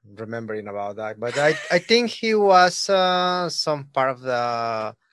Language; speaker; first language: English; non-native, learner; Spanish